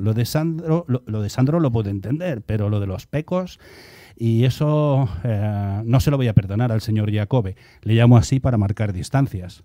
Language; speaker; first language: Spanish; native; Spanish